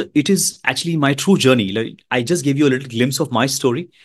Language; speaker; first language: English; non-native, local second language; Hindi